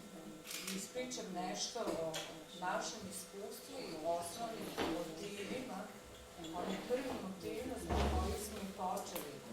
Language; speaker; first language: Bosnian; native; Bosnian